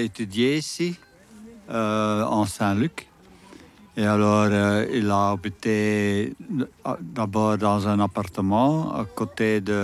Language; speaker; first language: French; non-native, local second language; Dutch